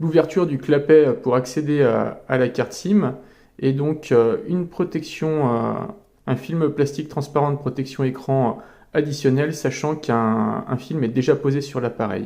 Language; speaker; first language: French; native; French